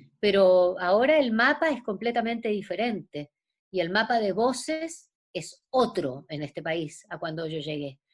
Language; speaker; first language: Spanish; native; Spanish